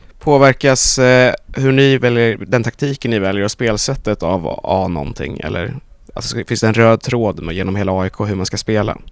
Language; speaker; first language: Swedish; native; Swedish